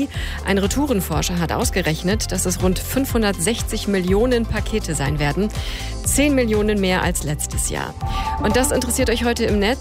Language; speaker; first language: German; native; German